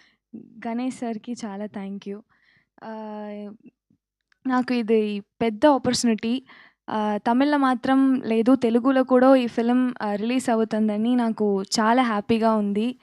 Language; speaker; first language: Telugu; non-native, local second language; Tamil